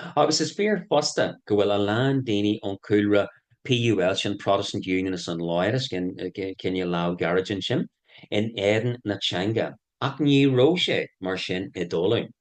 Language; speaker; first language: Irish; non-native, local second language; English